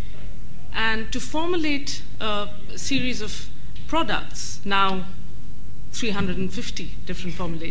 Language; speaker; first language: English; non-native, local second language; Bangla